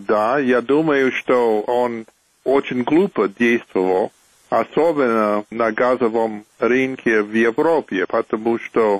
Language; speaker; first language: Russian; non-native, fluent; English